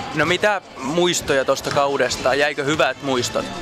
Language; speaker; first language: Finnish; native; Finnish